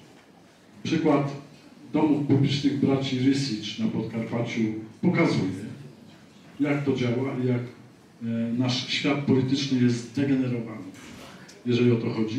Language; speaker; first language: Polish; native; Polish